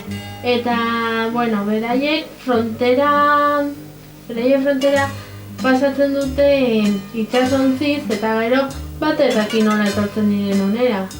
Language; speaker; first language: Basque; non-native, local second language; Spanish